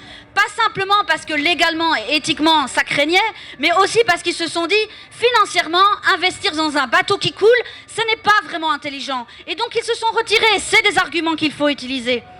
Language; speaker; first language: French; native; French